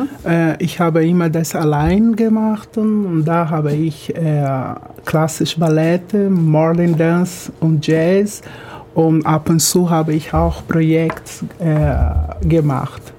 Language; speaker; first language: German; non-native, fluent; Portuguese